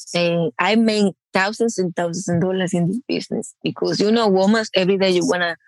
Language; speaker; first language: English; non-native, learner; Spanish